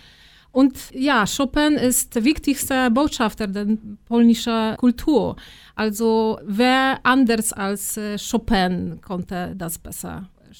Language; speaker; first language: German; non-native, fluent; Polish